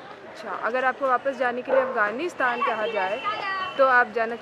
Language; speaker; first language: Hindi; native; Hindi